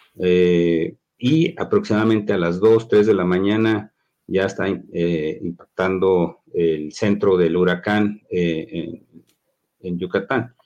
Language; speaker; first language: Spanish; native; Spanish